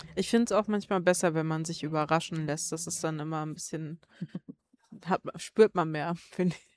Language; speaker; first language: German; native; German